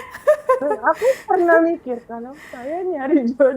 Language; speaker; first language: Indonesian; non-native, fluent; Filipino